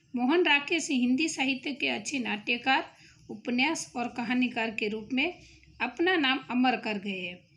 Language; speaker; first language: Hindi; non-native, local second language; Gujarati